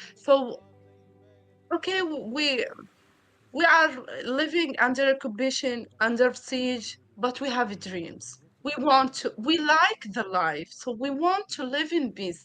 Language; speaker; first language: English; non-native, learner; Arabic